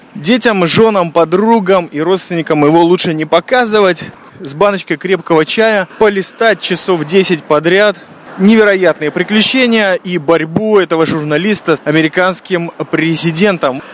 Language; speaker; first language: Russian; native; Russian